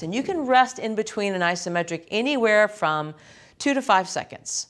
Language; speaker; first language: English; native; English